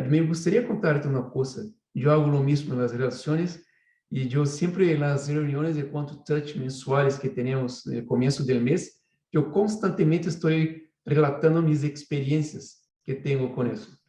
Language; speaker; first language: Spanish; non-native, fluent; Portuguese